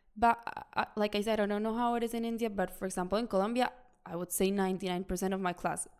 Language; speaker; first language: English; non-native, fluent; Spanish